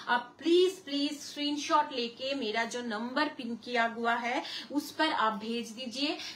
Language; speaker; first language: Hindi; non-native, local second language; Bangla